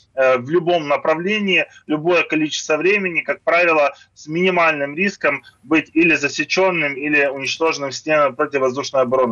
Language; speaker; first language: Russian; native; Russian